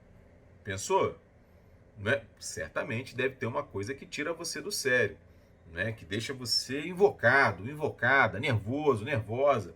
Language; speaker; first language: Portuguese; native; Portuguese